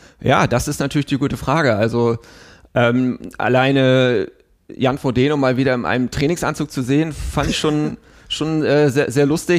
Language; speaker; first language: German; native; German